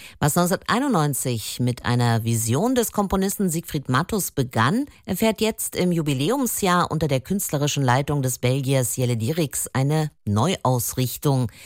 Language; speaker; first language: German; native; German